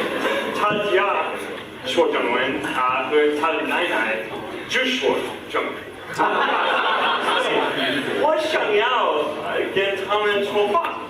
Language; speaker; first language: Chinese; non-native, learner; English